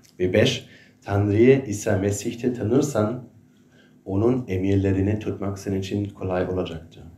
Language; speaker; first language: Turkish; non-native, fluent; German